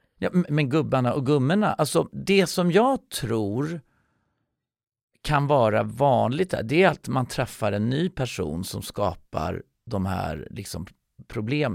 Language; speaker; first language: Swedish; native; Swedish